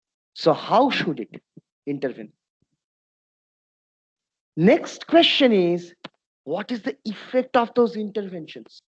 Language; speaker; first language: English; non-native, local second language; Bangla